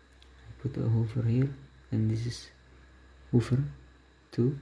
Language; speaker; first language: English; non-native, learner; Indonesian